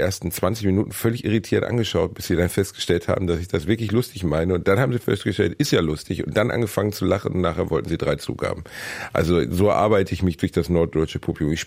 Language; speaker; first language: German; native; German